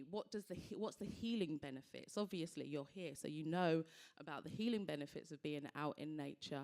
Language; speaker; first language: English; native; English